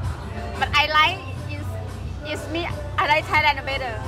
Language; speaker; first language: English; non-native, learner; Thai